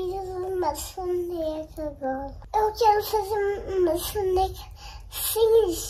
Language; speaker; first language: Portuguese; early bilingual, heritage; Portuguese